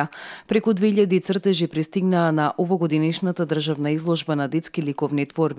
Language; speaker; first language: Macedonian; native; Macedonian